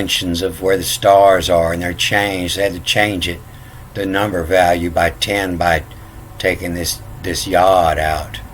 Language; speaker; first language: English; native; English